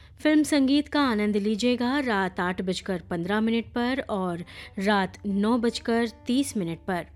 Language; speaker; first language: Hindi; native; Hindi